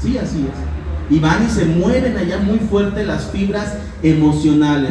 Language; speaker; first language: Spanish; native; Spanish